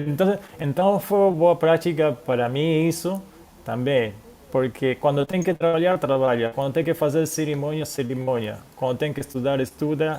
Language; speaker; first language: Portuguese; non-native, fluent; Spanish